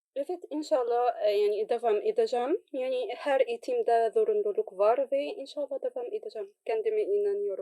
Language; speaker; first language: Turkish; non-native, learner; Arabic